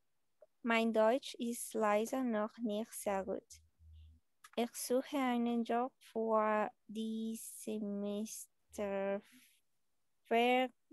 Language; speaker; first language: German; non-native, learner; Spanish